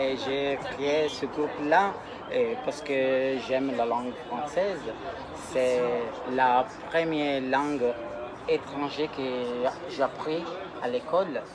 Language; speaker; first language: French; non-native, fluent; Italian